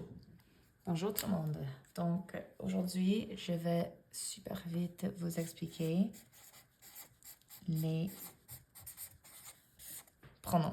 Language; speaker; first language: French; non-native, fluent; English